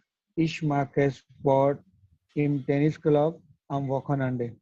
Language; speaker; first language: German; non-native, learner; Gujarati